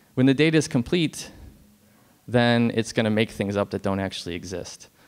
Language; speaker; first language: English; native; English